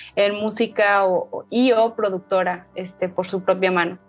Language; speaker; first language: Spanish; native; Spanish